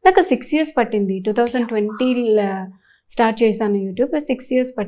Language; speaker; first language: Telugu; non-native, learner; Tamil